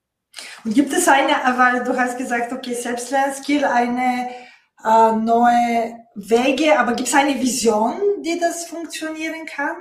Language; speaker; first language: German; non-native, fluent; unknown